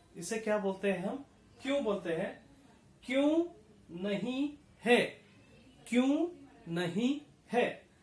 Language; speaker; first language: Hindi; non-native, local second language; Kannada